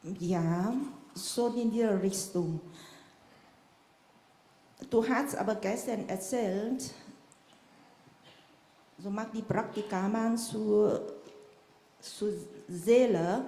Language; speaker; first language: German; non-native, fluent; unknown